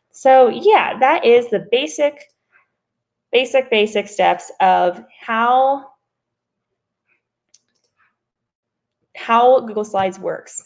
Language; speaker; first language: English; native; English